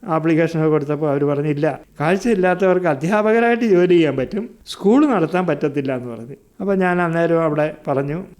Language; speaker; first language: Malayalam; native; Malayalam